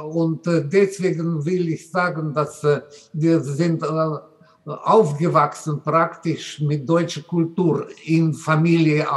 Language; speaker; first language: German; non-native, learner; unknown